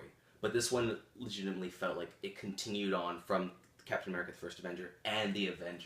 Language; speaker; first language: English; native; English